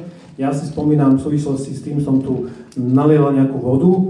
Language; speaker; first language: Slovak; native; Slovak